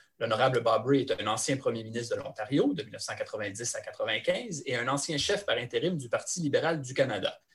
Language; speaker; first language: French; native; French